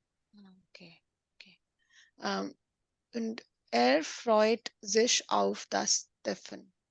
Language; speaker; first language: German; non-native, learner; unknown